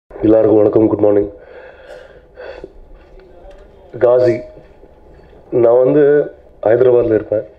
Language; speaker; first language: Tamil; non-native, learner; Telugu